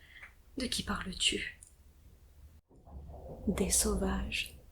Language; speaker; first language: French; native; French